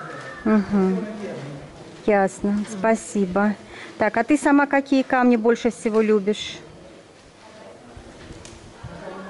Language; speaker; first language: Russian; native; Russian